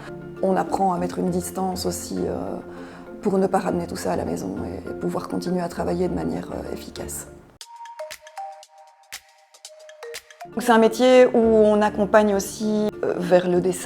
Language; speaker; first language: French; native; French